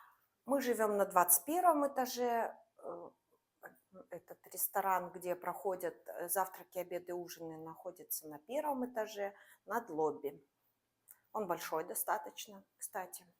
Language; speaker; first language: Russian; native; Russian